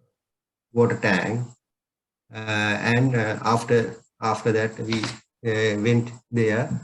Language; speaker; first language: English; non-native, learner; Sinhala